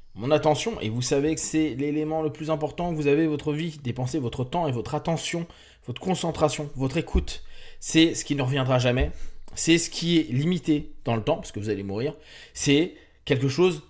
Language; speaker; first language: French; native; French